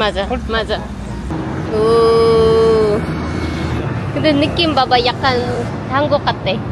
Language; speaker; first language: Korean; non-native, learner; Filipino